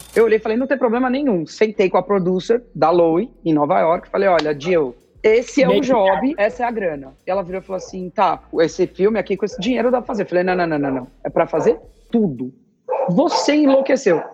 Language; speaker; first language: Portuguese; native; Portuguese